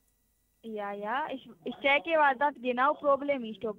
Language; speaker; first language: German; non-native, learner; Hindi